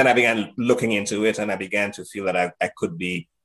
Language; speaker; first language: English; non-native, local second language; Yoruba